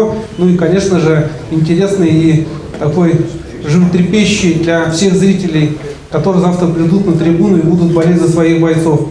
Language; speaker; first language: Russian; native; Russian